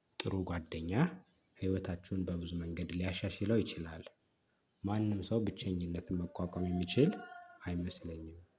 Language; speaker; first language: Amharic; native; Amharic